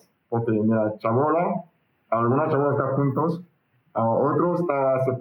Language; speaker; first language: Spanish; non-native, learner; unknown